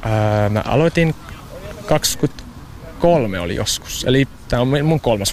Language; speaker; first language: Finnish; non-native, fluent; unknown